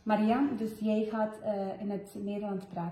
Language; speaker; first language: Dutch; non-native, fluent; Tibetan